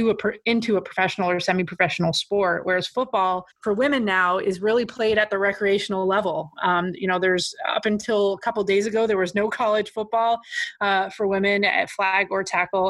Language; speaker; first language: English; native; English